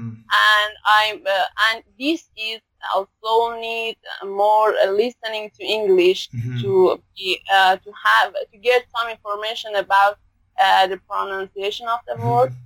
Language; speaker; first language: English; non-native, learner; Persian